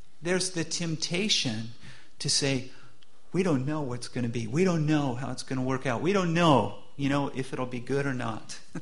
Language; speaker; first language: English; native; English